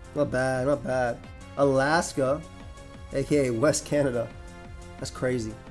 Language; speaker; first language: English; native; English